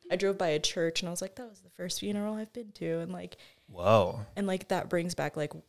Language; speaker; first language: English; native; English